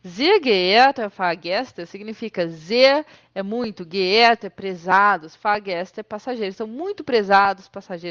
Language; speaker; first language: Portuguese; native; Portuguese